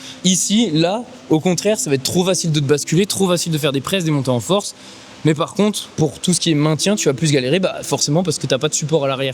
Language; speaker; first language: French; native; French